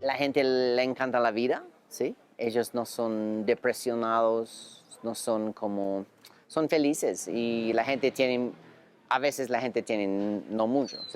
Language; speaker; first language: Spanish; non-native, learner; English